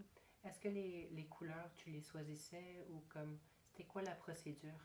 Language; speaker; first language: French; native; French